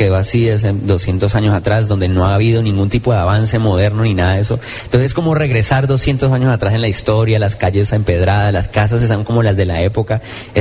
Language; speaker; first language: Spanish; native; Spanish